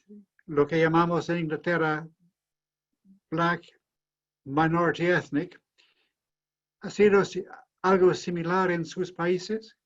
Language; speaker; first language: Spanish; non-native, fluent; English